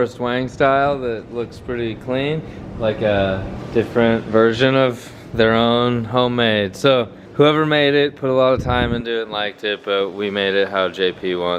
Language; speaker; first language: English; native; English